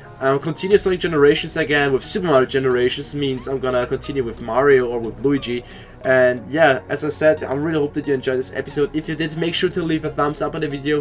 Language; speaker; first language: English; non-native, fluent; German